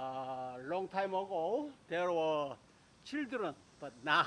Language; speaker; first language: English; non-native, learner; Korean